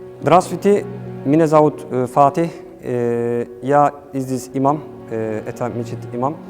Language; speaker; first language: Russian; non-native, learner; Turkish